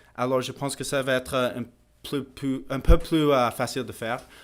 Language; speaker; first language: French; non-native, learner; English